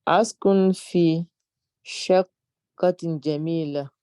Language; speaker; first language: Arabic; non-native, learner; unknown